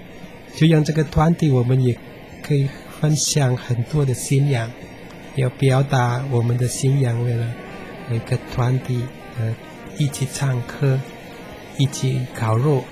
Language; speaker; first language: Chinese; non-native, fluent; Indonesian